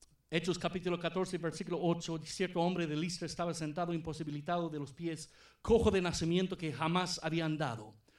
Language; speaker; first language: Spanish; non-native, fluent; English